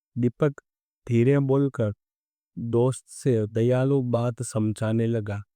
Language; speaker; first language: Hindi; non-native, local second language; Gujarati